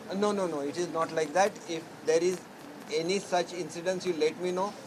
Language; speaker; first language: English; non-native, local second language; Marathi